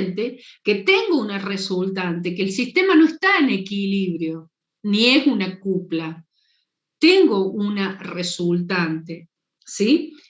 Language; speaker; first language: Spanish; native; Spanish